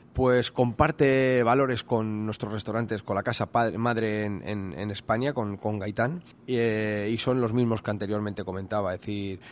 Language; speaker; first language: Spanish; native; Spanish